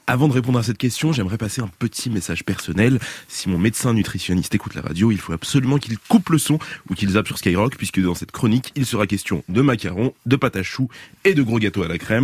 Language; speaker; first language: French; native; French